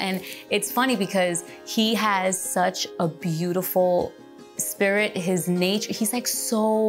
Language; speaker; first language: English; early bilingual, other home language; Spanish